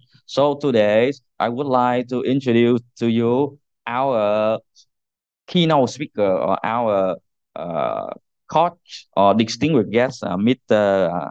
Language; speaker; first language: English; non-native, learner; Vietnamese